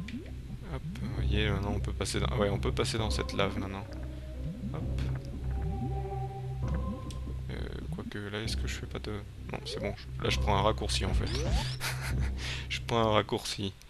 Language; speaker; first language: French; native; French